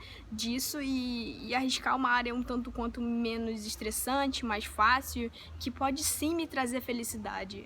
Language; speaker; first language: Portuguese; native; Portuguese